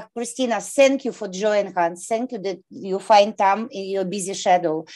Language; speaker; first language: English; non-native, learner; Ukrainian